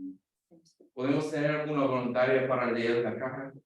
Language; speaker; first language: Spanish; non-native, fluent; English